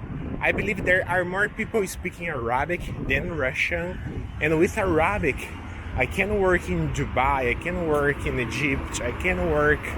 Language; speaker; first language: English; non-native, local second language; Portuguese